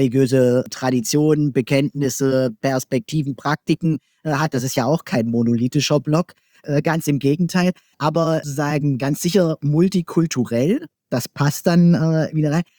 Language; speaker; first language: German; native; German